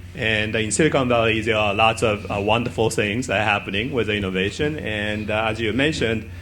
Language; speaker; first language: English; non-native, fluent; Japanese